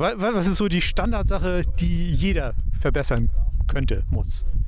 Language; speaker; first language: German; native; German